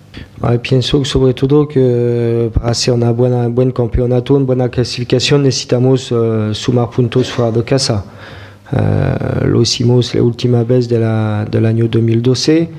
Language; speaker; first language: Spanish; non-native, fluent; French